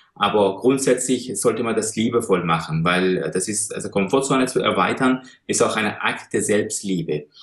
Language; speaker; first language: German; non-native, fluent; Persian